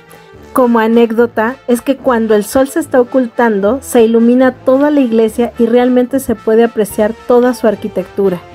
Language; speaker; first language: Spanish; native; Spanish